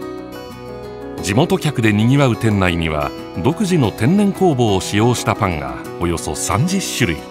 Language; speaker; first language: Japanese; native; Japanese